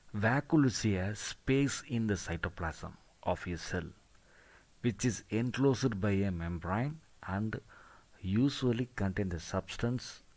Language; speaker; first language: English; non-native, local second language; Tamil